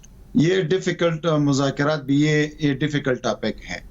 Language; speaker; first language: Hindi; non-native, fluent; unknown